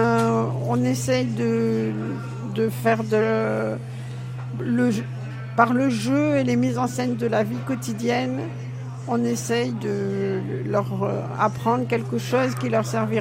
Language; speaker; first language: French; native; French